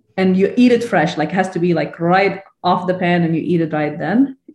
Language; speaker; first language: English; non-native, fluent; Arabic